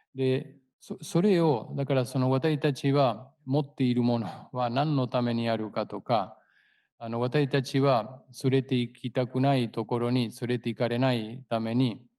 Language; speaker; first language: Japanese; non-native, fluent; Spanish